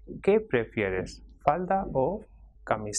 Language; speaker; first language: Spanish; non-native, fluent; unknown